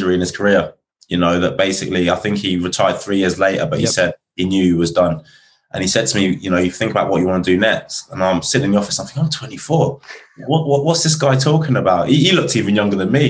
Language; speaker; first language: English; native; English